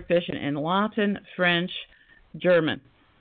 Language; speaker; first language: English; native; English